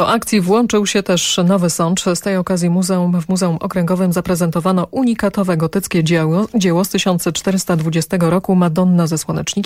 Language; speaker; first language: Polish; native; Polish